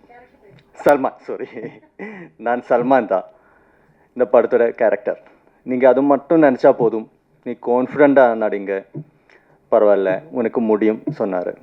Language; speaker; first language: Tamil; non-native, fluent; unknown